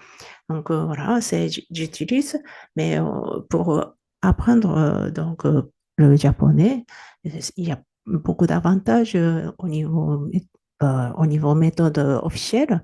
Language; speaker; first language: French; non-native, fluent; Japanese